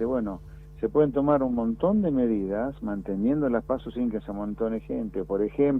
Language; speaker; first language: Spanish; native; Spanish